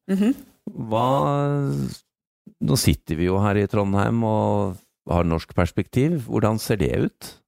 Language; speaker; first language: Norwegian; native; Norwegian